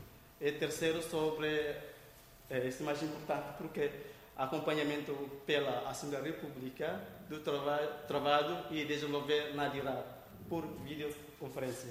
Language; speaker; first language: Portuguese; non-native, local second language; Tetum